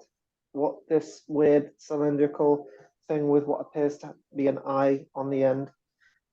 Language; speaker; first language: English; native; English